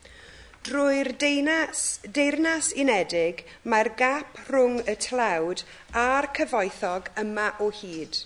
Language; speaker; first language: Welsh; non-native, local second language; English